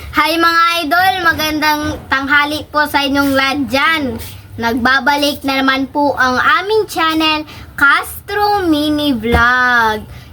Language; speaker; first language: Filipino; native; Filipino